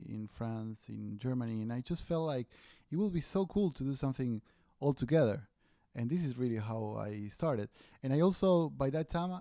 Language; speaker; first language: English; non-native, fluent; Spanish